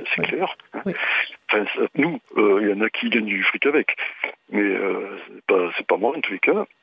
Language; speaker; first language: French; native; French